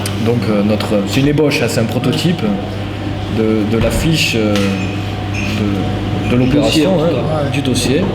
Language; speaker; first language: French; native; French